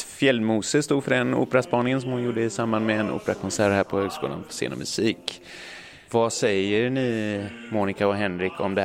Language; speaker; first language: Swedish; native; Swedish